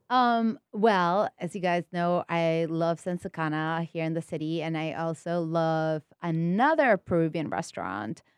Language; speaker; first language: English; early bilingual, other home language; Spanish